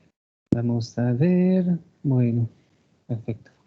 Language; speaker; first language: Spanish; non-native, fluent; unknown